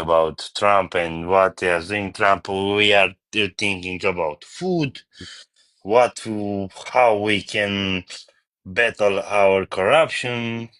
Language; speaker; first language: English; non-native, learner; Bulgarian